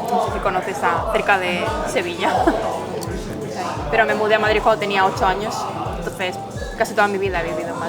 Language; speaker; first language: Spanish; native; Spanish